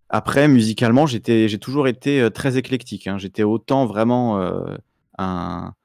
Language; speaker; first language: French; native; French